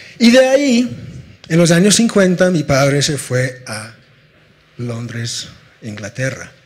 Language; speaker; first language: Spanish; non-native, fluent; English